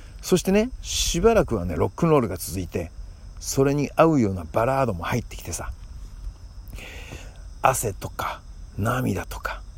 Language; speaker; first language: Japanese; native; Japanese